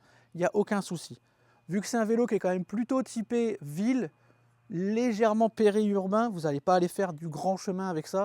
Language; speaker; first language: French; native; French